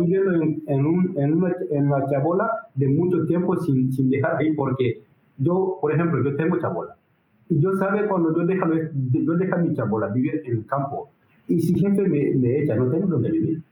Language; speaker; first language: Spanish; non-native, learner; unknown